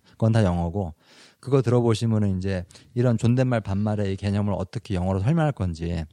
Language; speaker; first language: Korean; native; Korean